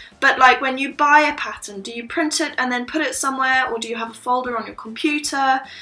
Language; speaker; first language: English; native; English